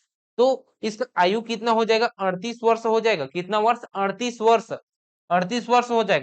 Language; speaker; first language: Hindi; native; Hindi